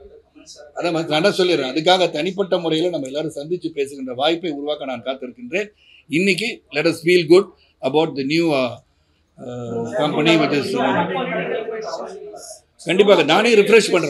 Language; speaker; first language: Tamil; native; Tamil